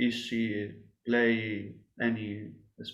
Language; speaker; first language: English; non-native, learner; Spanish